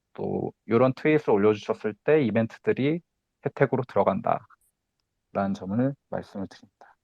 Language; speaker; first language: Korean; native; Korean